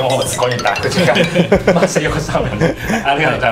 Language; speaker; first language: Japanese; non-native, learner; Cantonese